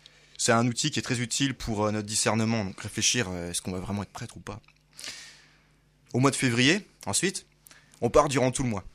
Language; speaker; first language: French; native; French